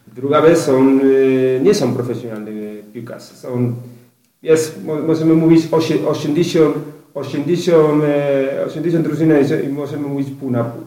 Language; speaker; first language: Polish; non-native, learner; Spanish